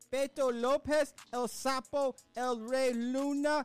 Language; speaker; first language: Spanish; non-native, learner; English